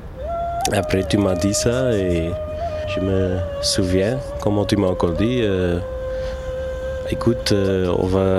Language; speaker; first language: French; non-native, local second language; Turkish